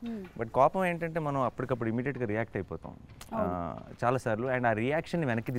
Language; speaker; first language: Telugu; native; Telugu